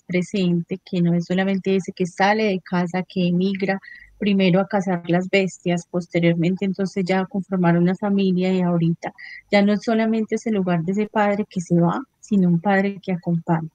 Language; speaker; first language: Spanish; native; Spanish